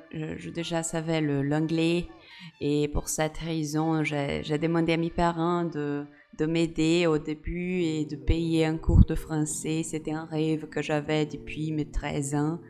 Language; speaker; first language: French; non-native, fluent; Portuguese